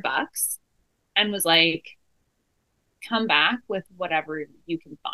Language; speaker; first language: English; native; English